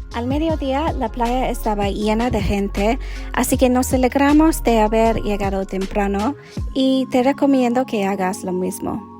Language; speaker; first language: Spanish; non-native, learner; English